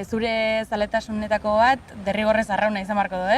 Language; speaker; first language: Basque; native; Basque